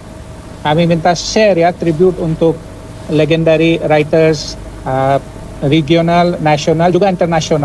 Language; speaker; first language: Indonesian; non-native, fluent; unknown